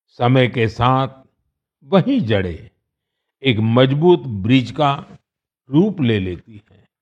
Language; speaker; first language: Hindi; non-native, local second language; Gujarati